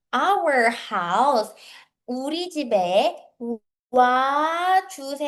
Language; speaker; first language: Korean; non-native, fluent; Filipino